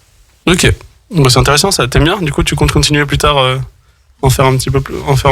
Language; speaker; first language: French; native; French